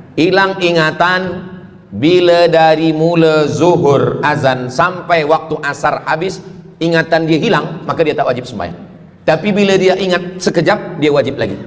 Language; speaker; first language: Malay; native; Malay